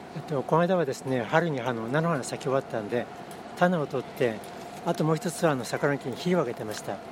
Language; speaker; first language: Japanese; native; Japanese